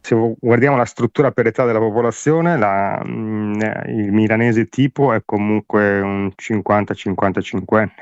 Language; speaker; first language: Italian; native; Italian